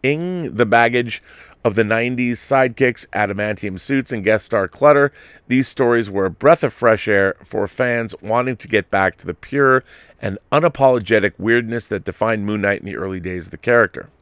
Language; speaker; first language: English; native; English